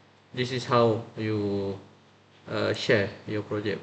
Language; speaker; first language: English; non-native, local second language; Malay